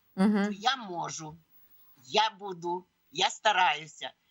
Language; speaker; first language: Ukrainian; native; Ukrainian